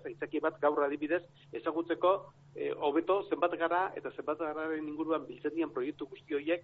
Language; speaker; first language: Basque; native; Basque